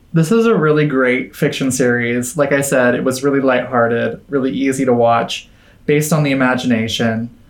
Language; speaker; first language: English; native; English